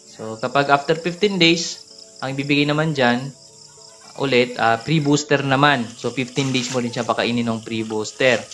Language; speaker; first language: Filipino; non-native, local second language; Cebuano